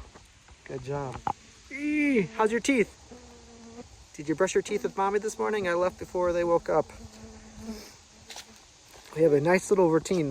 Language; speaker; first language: English; native; English